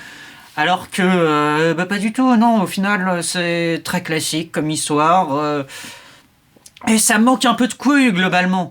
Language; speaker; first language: French; native; French